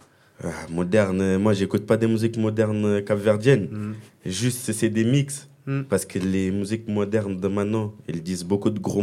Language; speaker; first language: French; early bilingual, other home language; Kabuverdianu